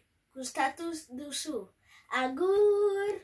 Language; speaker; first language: Basque; non-native, local second language; Bini